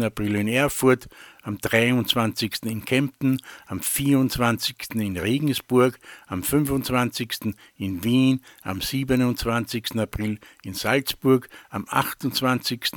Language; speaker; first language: German; native; German